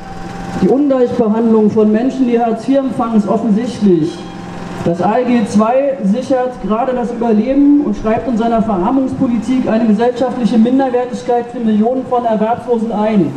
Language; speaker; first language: German; native; German